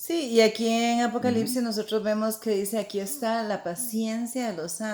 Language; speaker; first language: Spanish; native; Spanish